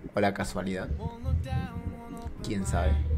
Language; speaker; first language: Spanish; native; Spanish